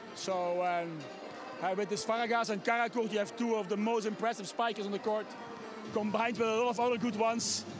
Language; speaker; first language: English; non-native, fluent; Dutch